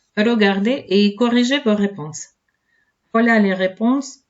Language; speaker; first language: French; non-native, fluent; Ukrainian